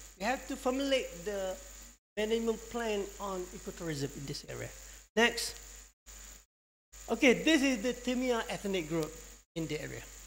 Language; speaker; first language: English; non-native, local second language; Malay